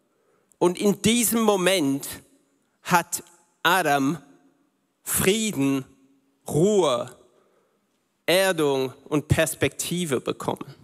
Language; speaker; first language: German; non-native, learner; English